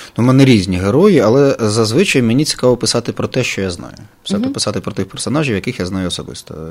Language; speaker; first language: Ukrainian; native; Ukrainian